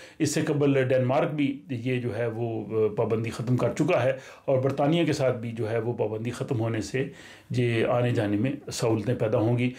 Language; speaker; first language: Urdu; non-native, local second language; Punjabi